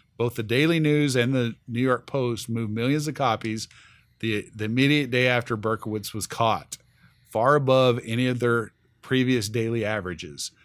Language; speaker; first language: English; native; English